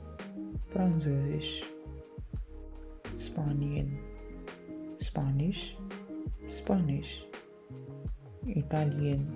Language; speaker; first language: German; non-native, fluent; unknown